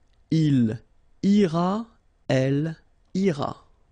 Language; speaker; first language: French; native; French